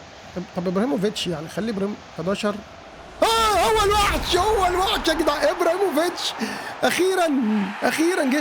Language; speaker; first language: Arabic; native; Arabic